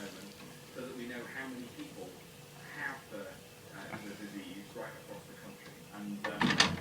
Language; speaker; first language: English; native; English